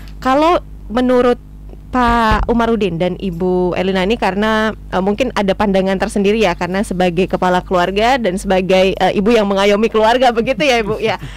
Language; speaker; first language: Indonesian; native; Indonesian